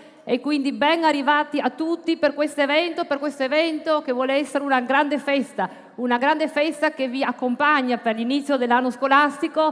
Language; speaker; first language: Italian; native; Italian